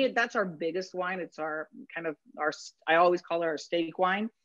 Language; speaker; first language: English; non-native, fluent; Spanish